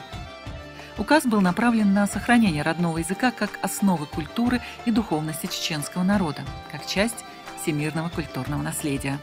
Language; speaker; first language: Russian; non-native, local second language; Chechen